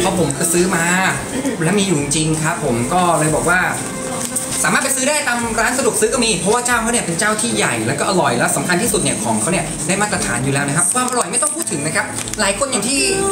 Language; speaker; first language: Thai; native; Thai